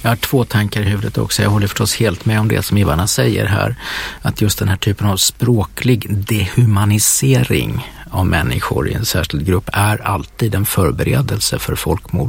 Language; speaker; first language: Swedish; native; Swedish